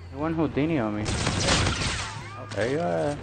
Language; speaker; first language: English; native; English